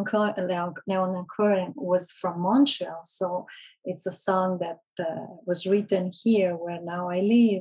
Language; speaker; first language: English; non-native, fluent; Italian